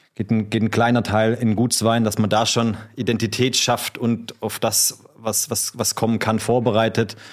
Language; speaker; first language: German; native; German